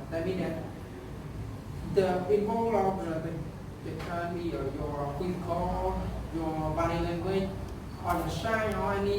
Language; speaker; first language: English; non-native, learner; Khmer